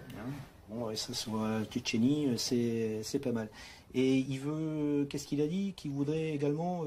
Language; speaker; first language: French; native; French